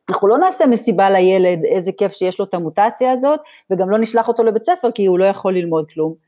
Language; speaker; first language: Hebrew; native; Hebrew